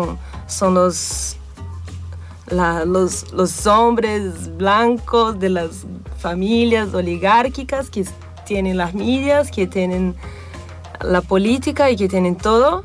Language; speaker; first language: Spanish; non-native, fluent; Portuguese